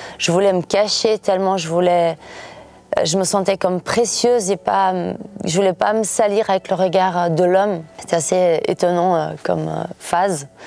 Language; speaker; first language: French; early bilingual, other home language; Portuguese